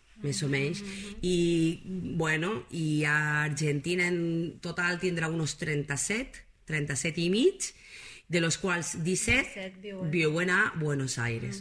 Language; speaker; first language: Catalan; non-native, fluent; Spanish